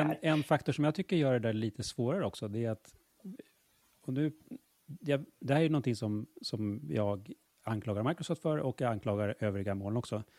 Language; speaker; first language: Swedish; native; Swedish